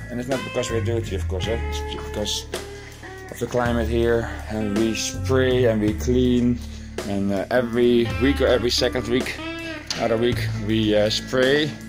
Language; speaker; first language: English; non-native, fluent; Dutch